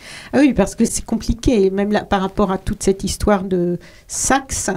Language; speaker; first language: French; native; French